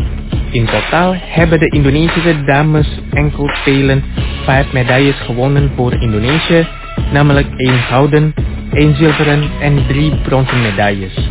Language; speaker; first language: Dutch; non-native, fluent; Indonesian